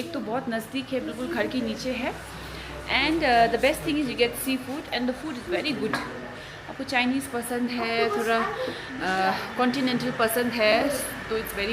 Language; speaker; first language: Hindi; non-native, local second language; Tibetan